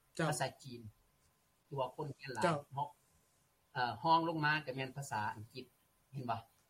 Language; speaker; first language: Lao; native; Lao